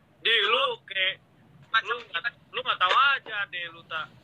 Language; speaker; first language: Indonesian; native; Indonesian